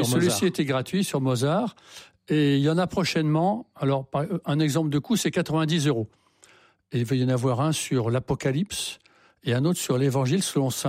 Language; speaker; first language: French; native; French